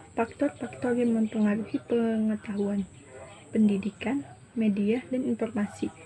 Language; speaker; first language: Indonesian; native; Indonesian